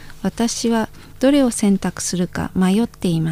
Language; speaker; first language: Japanese; non-native, learner; Indonesian